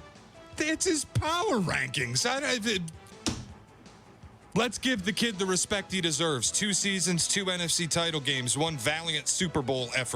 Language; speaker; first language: English; native; English